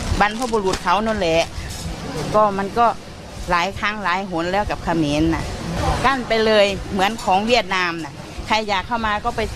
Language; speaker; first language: Thai; native; Thai